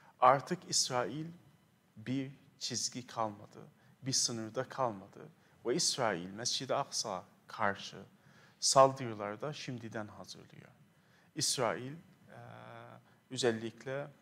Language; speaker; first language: Turkish; non-native, fluent; Arabic